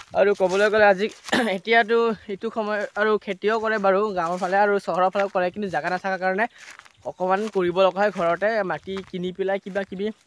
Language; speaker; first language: Assamese; non-native, local second language; Karbi